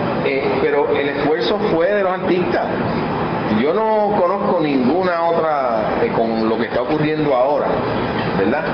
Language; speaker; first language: Spanish; native; Spanish